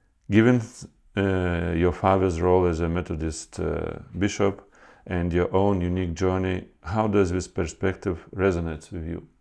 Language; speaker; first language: English; non-native, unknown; Lithuanian